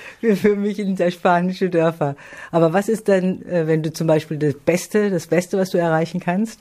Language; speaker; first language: German; native; German